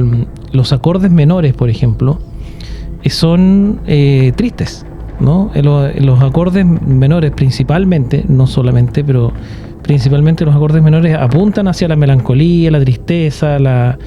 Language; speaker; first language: Spanish; native; Spanish